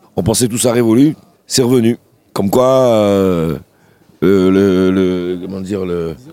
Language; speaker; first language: French; native; French